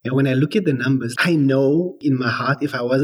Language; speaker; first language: English; native; English